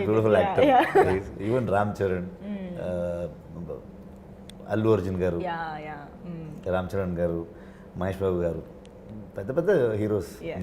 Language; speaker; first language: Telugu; non-native, learner; Kannada